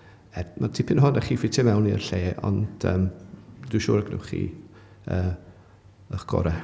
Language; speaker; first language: Welsh; native; Welsh